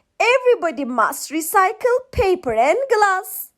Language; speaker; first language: English; non-native, fluent; Turkish